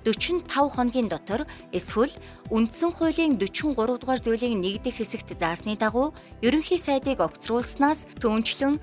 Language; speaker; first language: Mongolian; native; Mongolian